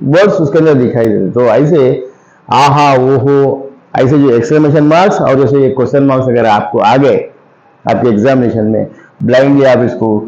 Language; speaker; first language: Hindi; non-native, local second language; Telugu